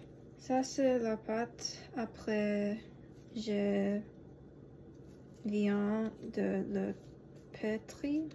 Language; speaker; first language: French; non-native, learner; English